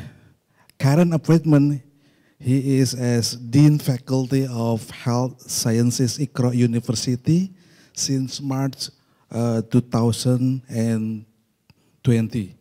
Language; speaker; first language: English; non-native, local second language; Indonesian